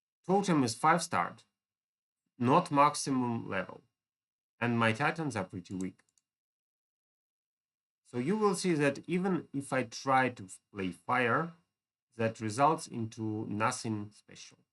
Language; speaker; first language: English; non-native, fluent; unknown